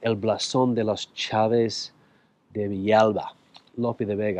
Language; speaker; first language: Spanish; non-native, fluent; English